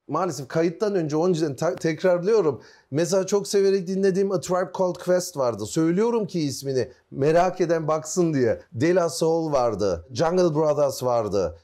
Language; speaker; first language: Turkish; early bilingual, heritage; Turkish